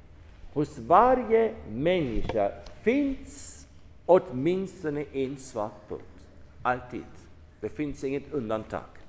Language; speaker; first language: Swedish; non-native, fluent; German